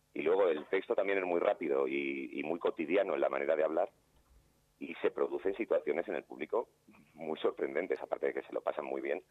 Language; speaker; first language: Spanish; native; Spanish